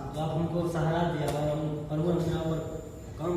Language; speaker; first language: Hindi; non-native, local second language; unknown